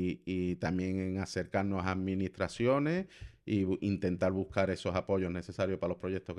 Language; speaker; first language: Spanish; native; Spanish